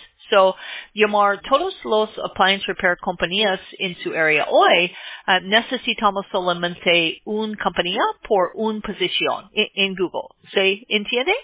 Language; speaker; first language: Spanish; non-native, learner; English